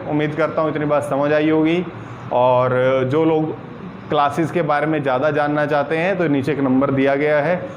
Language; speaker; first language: Hindi; non-native, local second language; Punjabi